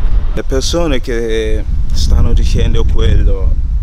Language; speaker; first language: Italian; non-native, learner; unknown